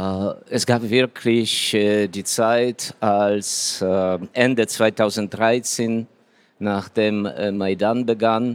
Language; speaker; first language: German; non-native, fluent; Ukrainian